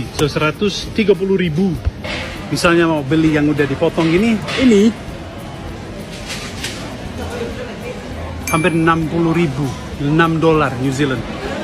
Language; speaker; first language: Indonesian; non-native, fluent; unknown